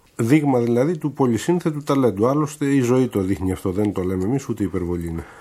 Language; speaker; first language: Greek; native; Greek